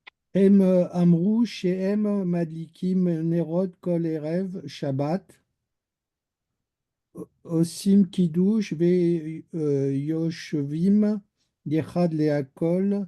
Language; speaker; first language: Hebrew; non-native, learner; French